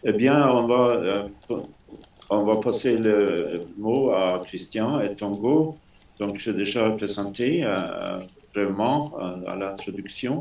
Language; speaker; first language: French; non-native, fluent; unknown